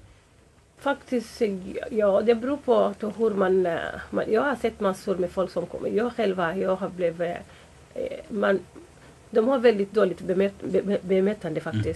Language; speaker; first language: Swedish; non-native, fluent; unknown